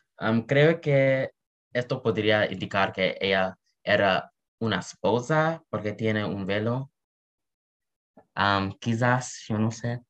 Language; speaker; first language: Spanish; non-native, learner; English